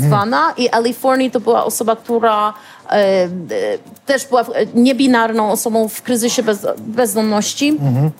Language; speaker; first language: Polish; early bilingual, heritage; Polish